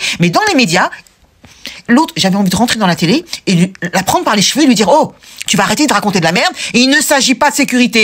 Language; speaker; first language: French; native; French